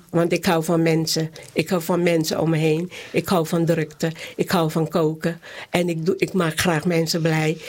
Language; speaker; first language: Dutch; non-native, local second language; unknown